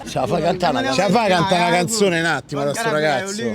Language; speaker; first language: Italian; native; Italian